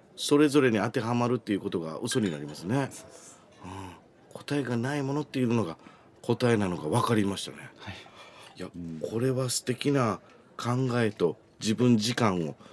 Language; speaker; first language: Japanese; native; Japanese